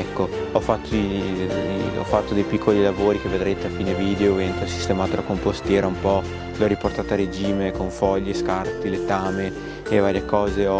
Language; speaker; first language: Italian; native; Italian